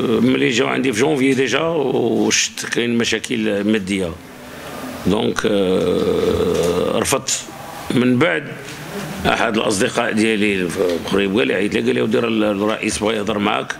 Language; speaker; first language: Arabic; native; Arabic